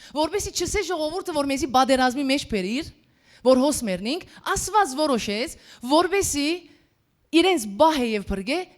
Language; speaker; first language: Armenian; early bilingual, heritage; Armenian